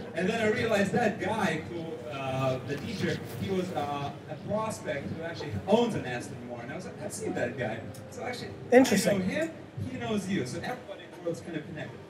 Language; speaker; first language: English; non-native, fluent; Ukrainian